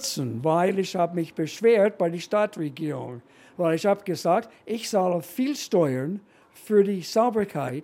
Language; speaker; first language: German; non-native, fluent; English